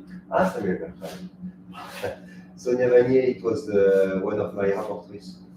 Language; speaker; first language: English; non-native, fluent; French